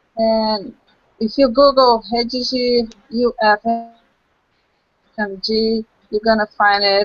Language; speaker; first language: English; non-native, local second language; Portuguese